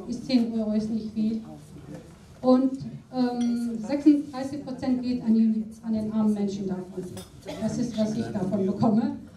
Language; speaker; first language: German; non-native, fluent; Aramaic